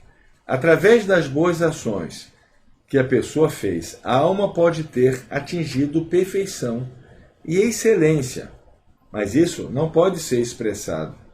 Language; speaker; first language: Portuguese; native; Portuguese